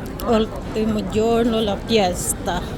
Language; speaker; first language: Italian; non-native, learner; Filipino